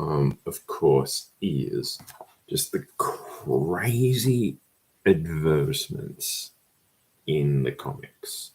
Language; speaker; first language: English; native; English